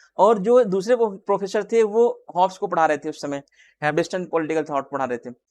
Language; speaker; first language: Hindi; native; Hindi